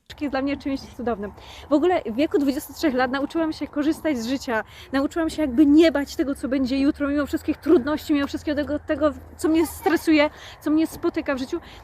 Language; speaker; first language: Polish; native; Polish